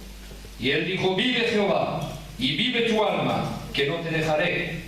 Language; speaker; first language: Spanish; early bilingual, heritage; French